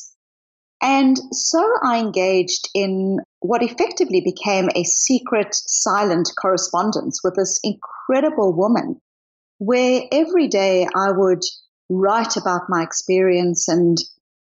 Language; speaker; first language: English; native; English